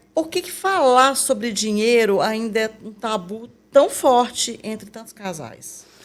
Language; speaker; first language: Portuguese; native; Portuguese